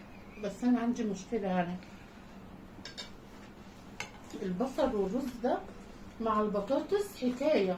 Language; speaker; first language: Arabic; native; Arabic